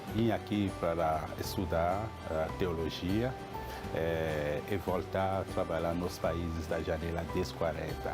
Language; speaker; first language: Portuguese; non-native, fluent; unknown